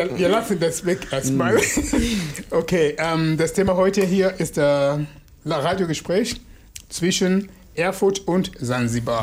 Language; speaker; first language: German; non-native, fluent; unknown